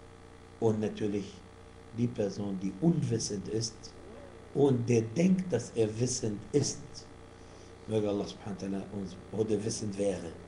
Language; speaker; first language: German; non-native, fluent; Arabic